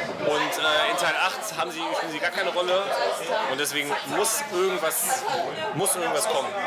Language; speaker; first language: German; native; German